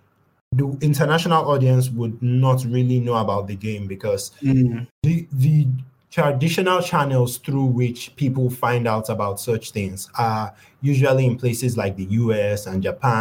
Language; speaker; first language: English; non-native, local second language; Yoruba